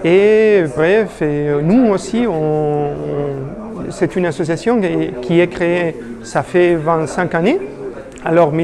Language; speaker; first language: French; non-native, fluent; Spanish